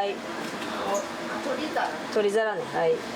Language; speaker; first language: Japanese; native; Japanese